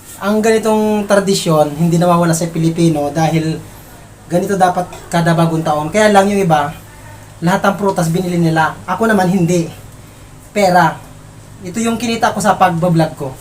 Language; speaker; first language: Filipino; non-native, local second language; Bikol